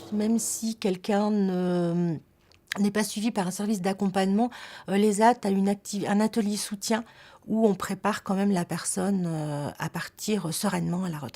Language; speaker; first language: French; native; French